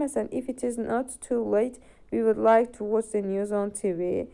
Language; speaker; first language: English; non-native, fluent; Azerbaijani